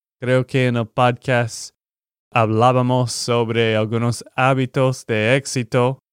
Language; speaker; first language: Spanish; non-native, fluent; English